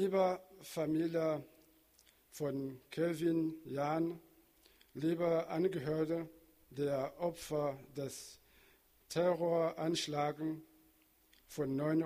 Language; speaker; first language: German; non-native, fluent; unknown